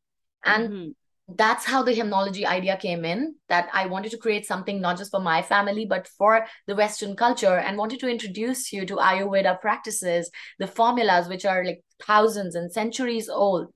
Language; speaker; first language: English; non-native, local second language; Hindi